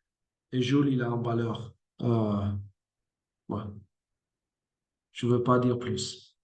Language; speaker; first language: French; non-native, fluent; Italian